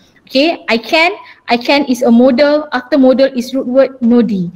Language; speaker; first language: English; non-native, local second language; Malay